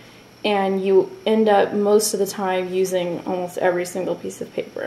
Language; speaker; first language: English; native; English